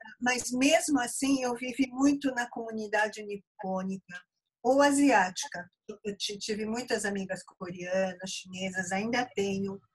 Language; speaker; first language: Portuguese; early bilingual, other home language; Japanese